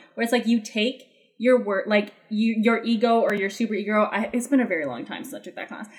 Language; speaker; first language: English; early bilingual, other home language; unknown